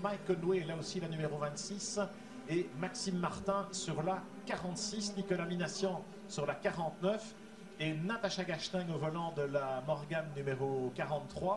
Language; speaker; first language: French; native; French